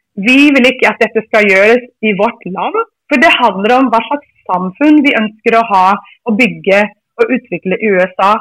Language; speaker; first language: Norwegian; non-native, fluent; English